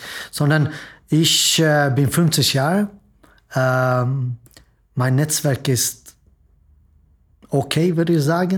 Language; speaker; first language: German; non-native, fluent; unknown